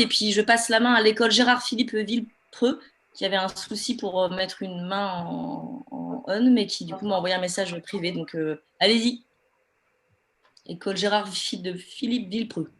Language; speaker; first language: French; native; French